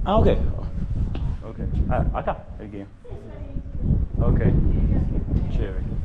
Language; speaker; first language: Spanish; non-native, fluent; Russian